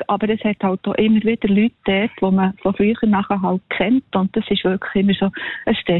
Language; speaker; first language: German; native; German